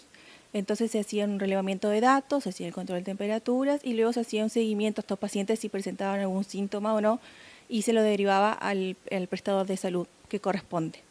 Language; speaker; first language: Spanish; native; Spanish